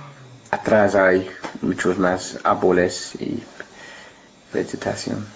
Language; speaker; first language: Spanish; non-native, learner; English